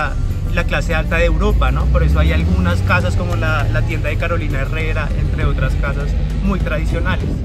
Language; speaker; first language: Spanish; native; Spanish